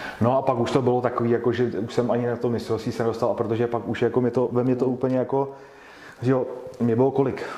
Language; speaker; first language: Czech; native; Czech